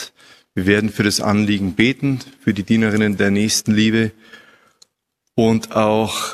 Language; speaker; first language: German; native; German